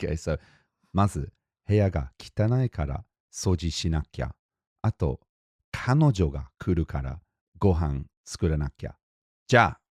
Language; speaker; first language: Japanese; non-native, fluent; English